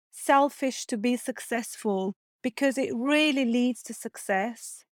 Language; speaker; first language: English; non-native, fluent; Turkish